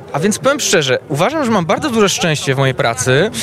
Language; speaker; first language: Polish; early bilingual, heritage; Polish